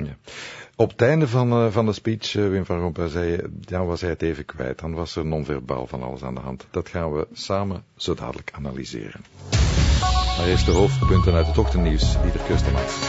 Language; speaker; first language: Dutch; native; Dutch